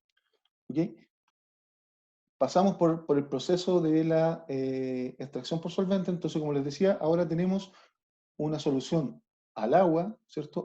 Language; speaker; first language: Spanish; native; Spanish